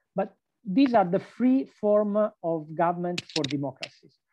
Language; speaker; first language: English; non-native, fluent; Italian